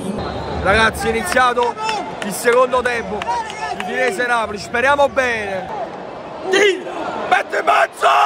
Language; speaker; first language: Italian; native; Italian